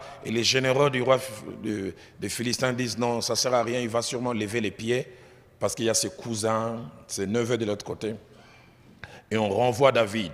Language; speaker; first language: French; non-native, local second language; Lingala